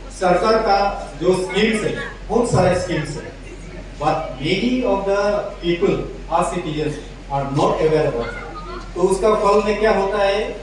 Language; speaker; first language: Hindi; non-native, local second language; Bangla